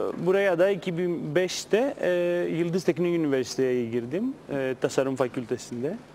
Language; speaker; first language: Turkish; non-native, fluent; Greek